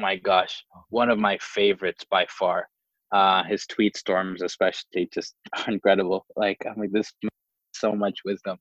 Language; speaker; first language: English; non-native, local second language; Swahili